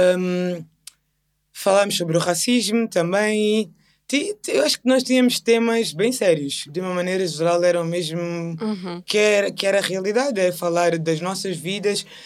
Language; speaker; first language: Portuguese; native; Portuguese